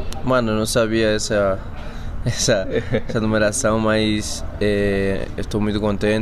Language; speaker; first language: Portuguese; non-native, fluent; Spanish